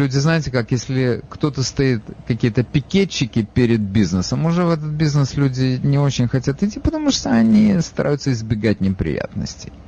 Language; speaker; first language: Russian; native; Russian